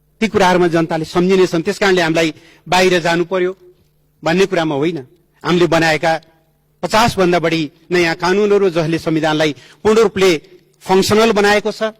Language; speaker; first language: Nepali; native; Nepali